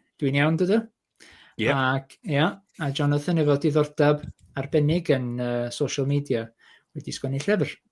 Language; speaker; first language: Welsh; native; Welsh